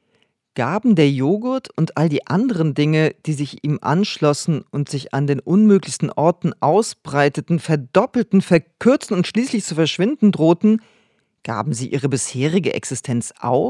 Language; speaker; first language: German; native; German